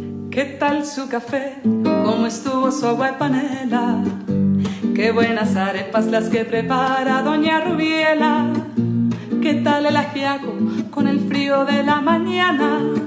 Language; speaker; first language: Spanish; early bilingual, heritage; Spanish